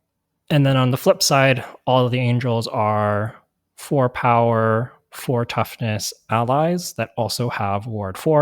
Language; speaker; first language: English; native; English